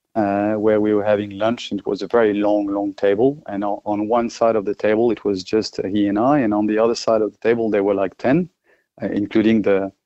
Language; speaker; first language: English; non-native, fluent; French